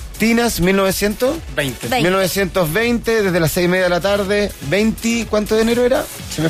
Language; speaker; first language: Spanish; native; Spanish